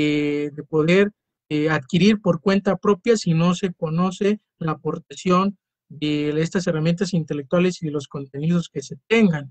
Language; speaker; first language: Spanish; native; Spanish